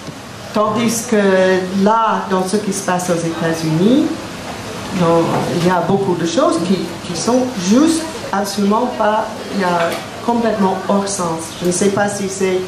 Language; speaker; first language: French; non-native, fluent; English